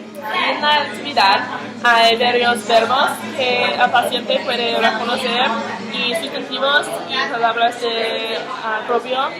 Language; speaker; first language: Spanish; non-native, learner; English